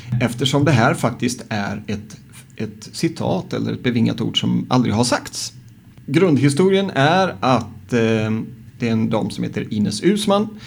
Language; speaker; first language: Swedish; native; Swedish